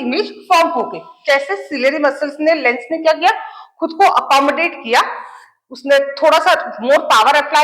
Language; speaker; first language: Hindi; native; Hindi